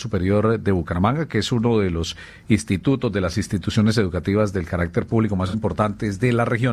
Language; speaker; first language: Spanish; native; Spanish